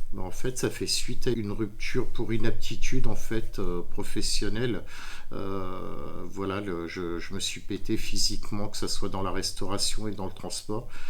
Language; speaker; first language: French; native; French